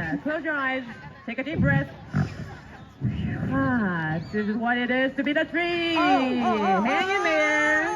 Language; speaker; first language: English; non-native, learner; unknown